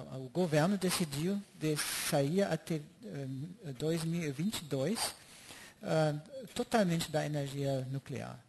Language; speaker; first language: Portuguese; non-native, fluent; German